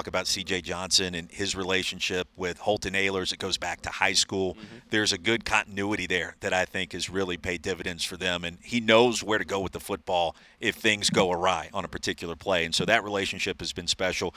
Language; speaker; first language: English; native; English